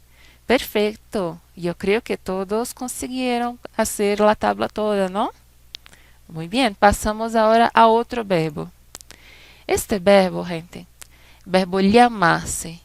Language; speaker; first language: Spanish; non-native, fluent; Portuguese